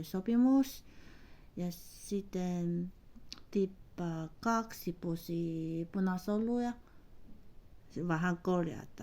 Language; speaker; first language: Finnish; non-native, learner; Chinese